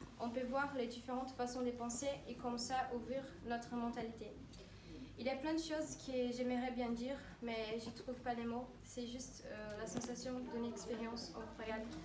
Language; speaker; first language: French; non-native, learner; Portuguese